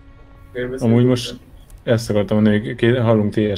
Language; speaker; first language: Hungarian; native; Hungarian